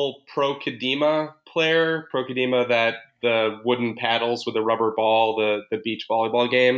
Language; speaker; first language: English; native; English